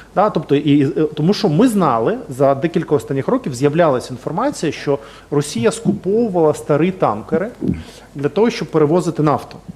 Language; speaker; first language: Ukrainian; native; Ukrainian